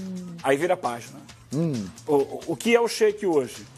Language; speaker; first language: Portuguese; native; Portuguese